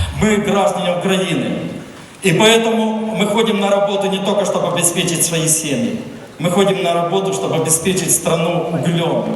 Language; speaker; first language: Russian; non-native, local second language; Ukrainian